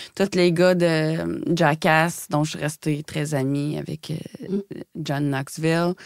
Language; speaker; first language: French; native; French